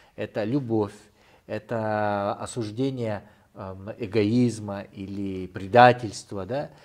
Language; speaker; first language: Russian; non-native, local second language; Kyrgyz